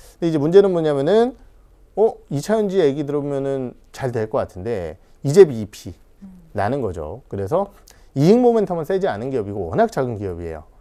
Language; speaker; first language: Korean; native; Korean